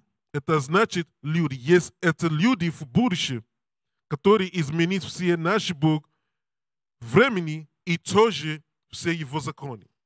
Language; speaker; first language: Russian; non-native, learner; English